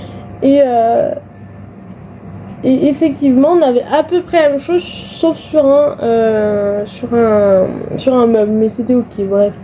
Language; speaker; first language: French; native; French